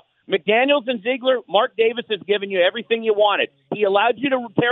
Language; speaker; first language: English; native; English